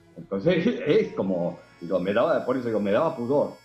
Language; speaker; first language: Spanish; early bilingual, other home language; Korean